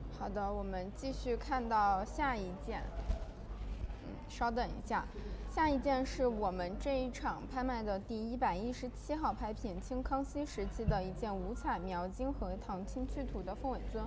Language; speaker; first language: Chinese; native; Chinese